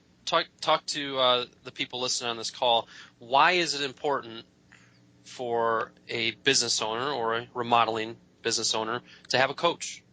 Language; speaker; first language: English; native; English